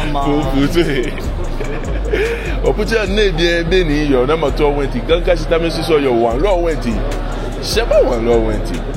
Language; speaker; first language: Chinese; non-native, fluent; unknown